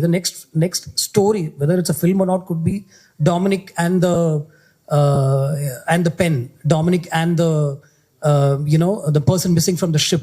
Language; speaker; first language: English; non-native, local second language; Malayalam